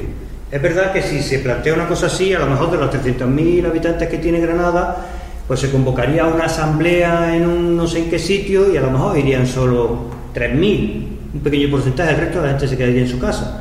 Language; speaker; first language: Spanish; native; Spanish